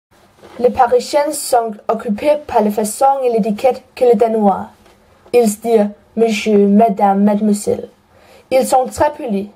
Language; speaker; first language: French; non-native, learner; Danish